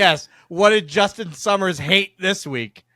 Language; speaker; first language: English; native; English